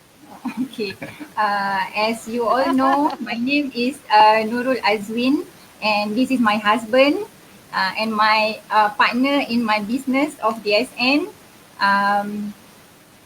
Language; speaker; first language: English; non-native, local second language; Malay